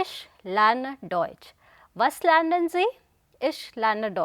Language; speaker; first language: German; non-native, fluent; Hindi